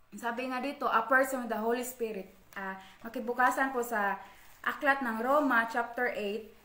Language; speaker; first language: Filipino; non-native, local second language; Cebuano